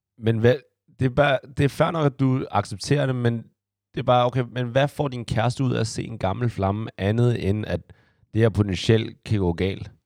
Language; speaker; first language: Danish; early bilingual, other home language; Chinese